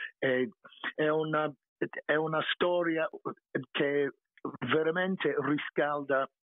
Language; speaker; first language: Italian; non-native, fluent; English